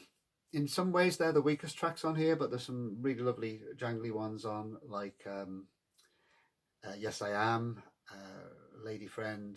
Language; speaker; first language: English; native; English